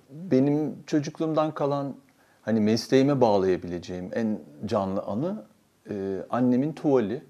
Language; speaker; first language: Turkish; native; Turkish